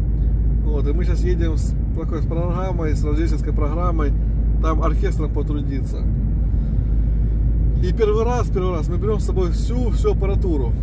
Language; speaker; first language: Russian; native; Russian